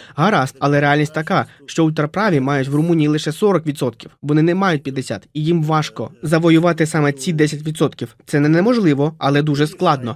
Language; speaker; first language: Ukrainian; non-native, fluent; Romanian